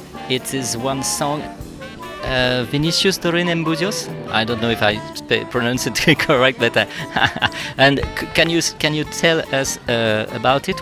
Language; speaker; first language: English; non-native, fluent; French